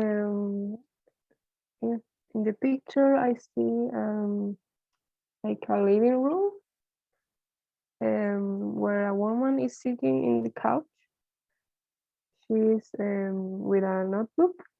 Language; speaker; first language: English; non-native, learner; Spanish